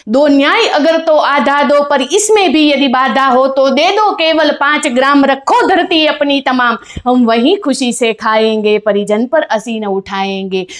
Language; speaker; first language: Hindi; non-native, local second language; Gujarati